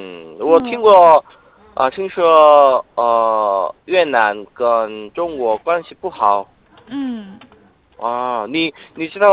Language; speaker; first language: Chinese; non-native, learner; Korean